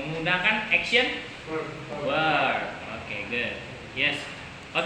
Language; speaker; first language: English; non-native, learner; Indonesian